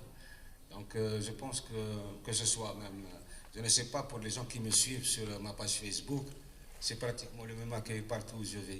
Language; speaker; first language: French; non-native, local second language; Arabic